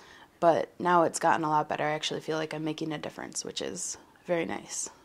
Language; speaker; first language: English; native; English